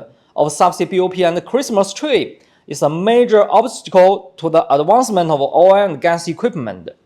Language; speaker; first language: English; non-native, fluent; Chinese